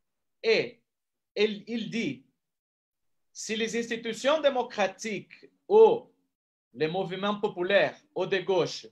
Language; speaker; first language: French; non-native, fluent; Portuguese